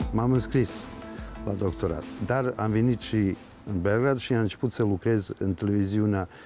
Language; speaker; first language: Romanian; early bilingual, heritage; Serbian